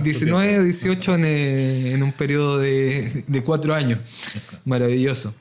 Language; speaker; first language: Spanish; native; Spanish